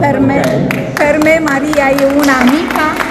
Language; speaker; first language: Italian; non-native, learner; Romanian